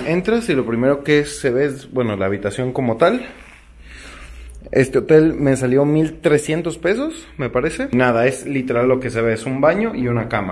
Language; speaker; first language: Spanish; native; Spanish